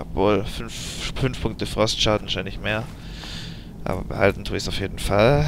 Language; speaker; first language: German; native; German